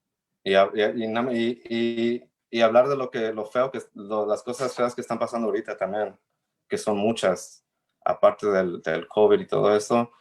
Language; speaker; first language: Spanish; early bilingual, heritage; Spanish